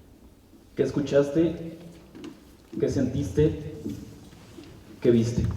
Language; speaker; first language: Spanish; native; Spanish